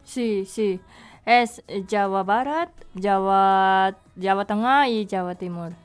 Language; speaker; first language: Catalan; non-native, fluent; Indonesian